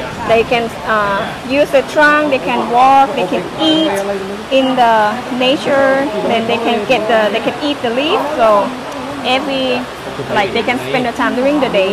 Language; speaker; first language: English; non-native, learner; Thai